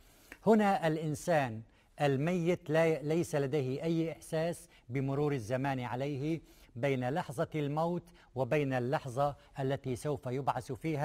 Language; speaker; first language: Arabic; native; Arabic